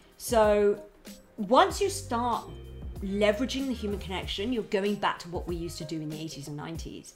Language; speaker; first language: English; native; English